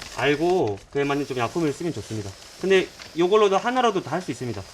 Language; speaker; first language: Korean; early bilingual, heritage; Korean